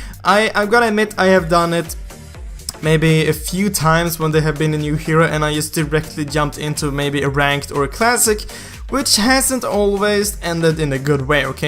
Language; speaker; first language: English; non-native, fluent; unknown